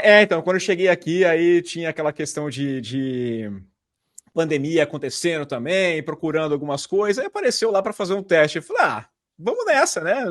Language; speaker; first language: Portuguese; native; Portuguese